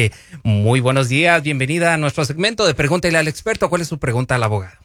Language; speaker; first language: Spanish; native; Spanish